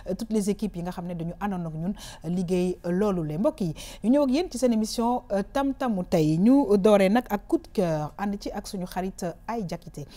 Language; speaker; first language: Wolof; native; Wolof